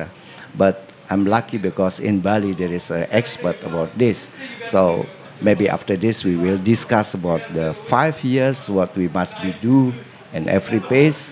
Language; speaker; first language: English; non-native, learner; Indonesian